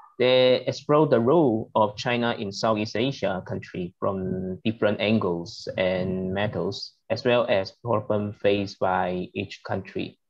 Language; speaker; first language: English; non-native, learner; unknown